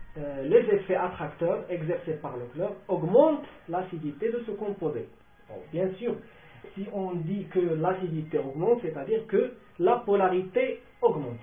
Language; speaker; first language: French; non-native, local second language; Arabic